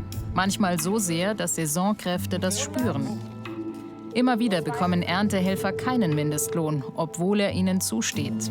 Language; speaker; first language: German; native; German